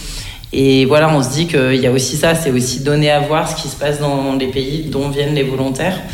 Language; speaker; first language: French; native; French